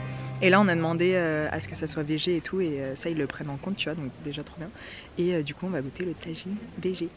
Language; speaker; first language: French; native; French